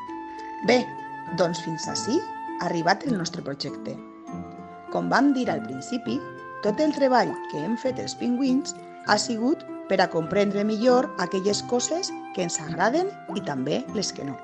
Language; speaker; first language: Catalan; native; Catalan